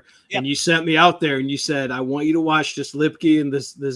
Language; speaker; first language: English; native; English